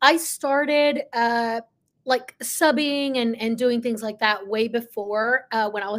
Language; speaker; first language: English; early bilingual, other home language; Spanish